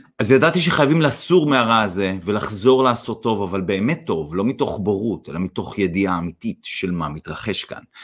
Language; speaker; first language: Hebrew; non-native, fluent; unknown